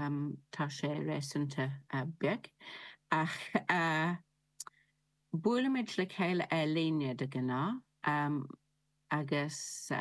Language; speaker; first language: Irish; non-native, learner; English